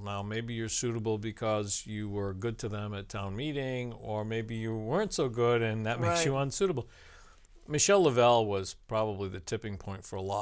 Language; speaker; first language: English; native; English